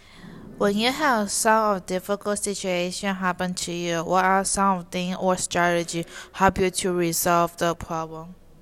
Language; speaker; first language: English; non-native, learner; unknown